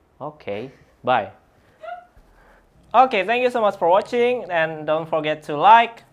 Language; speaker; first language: English; non-native, fluent; Indonesian